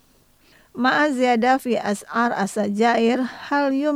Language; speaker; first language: Arabic; non-native, learner; Indonesian